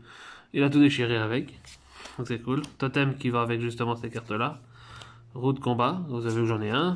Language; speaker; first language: French; native; French